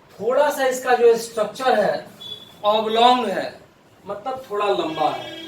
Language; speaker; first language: Hindi; native; Hindi